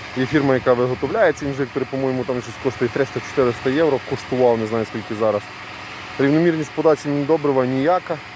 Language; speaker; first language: Ukrainian; native; Ukrainian